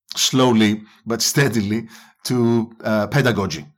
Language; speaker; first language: English; non-native, fluent; Greek